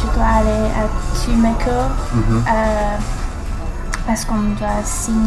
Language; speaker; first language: French; non-native, learner; English